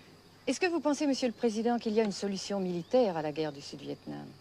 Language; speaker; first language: French; native; French